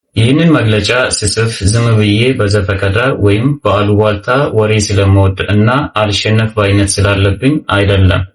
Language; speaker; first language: Amharic; native; Amharic